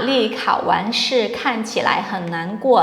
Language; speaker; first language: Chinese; non-native, fluent; Portuguese